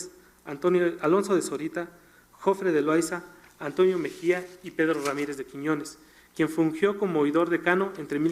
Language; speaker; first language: Spanish; native; Spanish